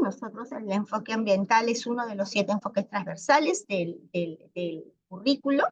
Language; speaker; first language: Spanish; native; Spanish